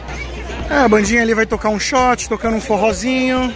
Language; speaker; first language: Portuguese; native; Portuguese